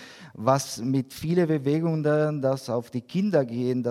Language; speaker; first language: German; non-native, learner; Spanish